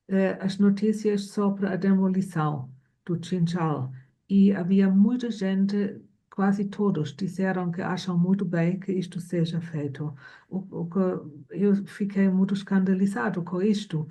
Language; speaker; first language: Portuguese; non-native, fluent; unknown